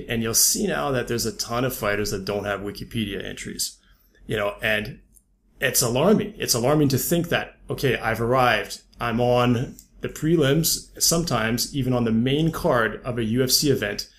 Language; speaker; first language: English; native; English